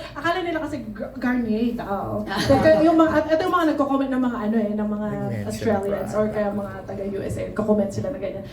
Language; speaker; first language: Filipino; native; Filipino